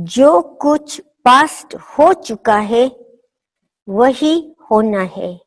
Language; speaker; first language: Hindi; non-native, fluent; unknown